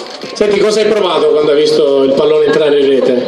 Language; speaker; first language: Italian; native; Italian